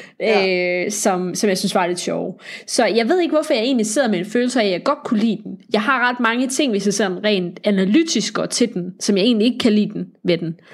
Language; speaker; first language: Danish; native; Danish